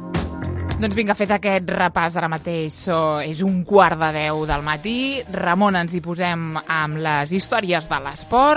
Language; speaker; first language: Catalan; native; Catalan